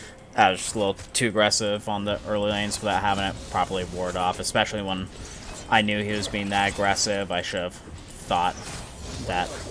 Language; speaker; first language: English; native; English